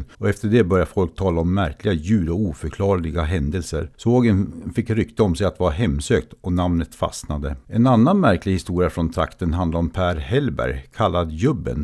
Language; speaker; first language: Swedish; native; Swedish